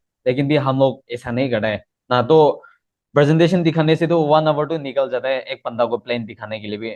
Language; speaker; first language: Hindi; non-native, local second language; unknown